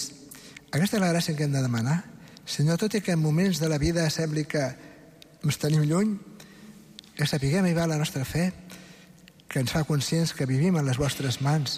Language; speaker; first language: Catalan; native; Catalan